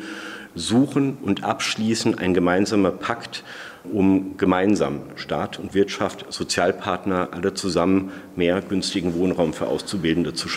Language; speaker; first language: German; native; German